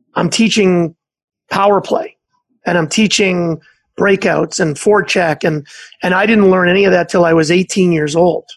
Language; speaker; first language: English; native; English